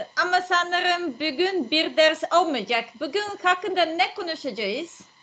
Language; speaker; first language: Turkish; non-native, learner; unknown